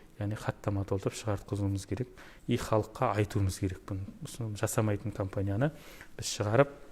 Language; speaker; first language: Kazakh; native; Kazakh